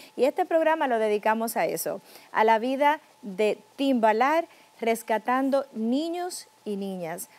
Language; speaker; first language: Spanish; native; Spanish